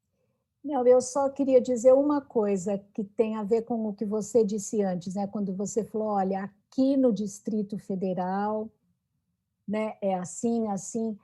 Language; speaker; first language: Portuguese; native; Portuguese